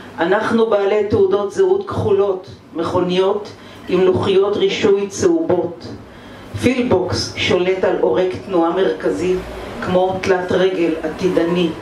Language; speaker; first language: Hebrew; native; Hebrew